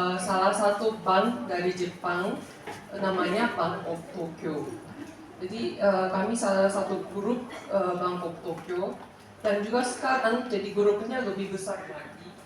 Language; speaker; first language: Indonesian; non-native, fluent; Japanese